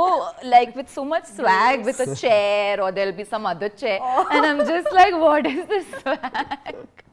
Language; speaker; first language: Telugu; non-native, learner; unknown